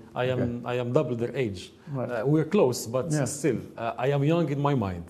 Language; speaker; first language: English; non-native, fluent; Arabic